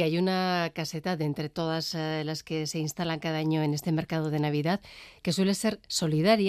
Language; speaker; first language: Spanish; native; Spanish